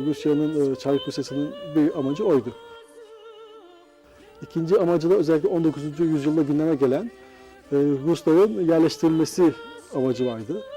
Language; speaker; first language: Turkish; native; Turkish